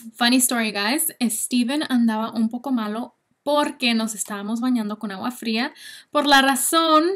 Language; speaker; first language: Spanish; early bilingual, heritage; Spanish